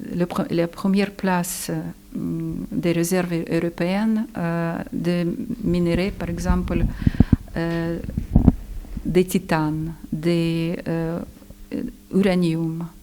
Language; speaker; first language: French; non-native, fluent; Ukrainian